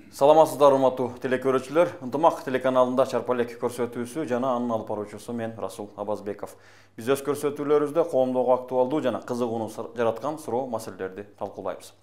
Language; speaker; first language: Kyrgyz; native; Kyrgyz